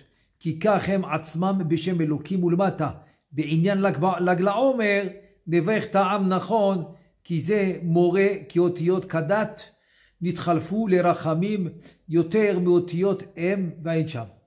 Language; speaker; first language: Hebrew; non-native, fluent; French